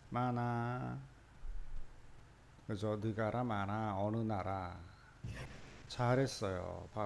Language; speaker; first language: Korean; native; Korean